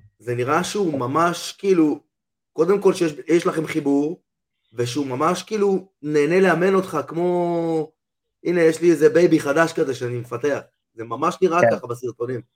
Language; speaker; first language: Hebrew; native; Hebrew